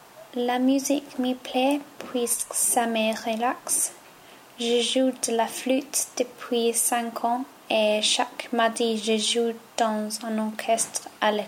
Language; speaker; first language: French; non-native, learner; English